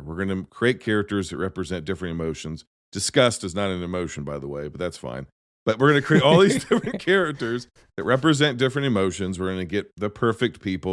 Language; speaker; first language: English; native; English